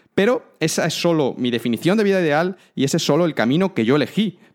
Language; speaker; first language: Spanish; native; Spanish